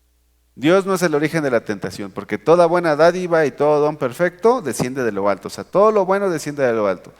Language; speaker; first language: Spanish; native; Spanish